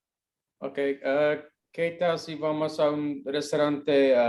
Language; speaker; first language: Spanish; non-native, learner; English